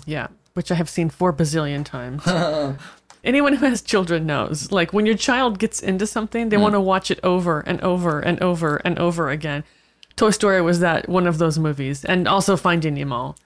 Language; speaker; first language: English; native; English